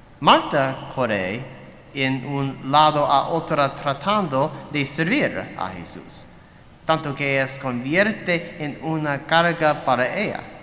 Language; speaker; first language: Spanish; non-native, learner; English